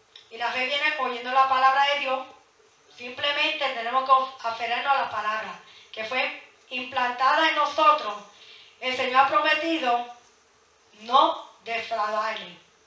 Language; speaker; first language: Spanish; early bilingual, heritage; Spanish